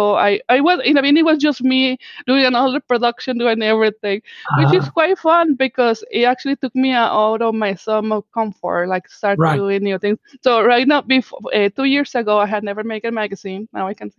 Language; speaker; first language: English; non-native, fluent; Spanish